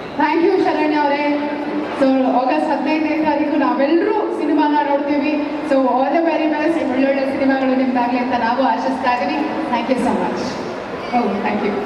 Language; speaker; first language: Kannada; native; Kannada